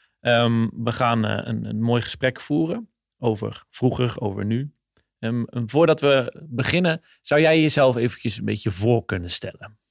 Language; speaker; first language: Dutch; native; Dutch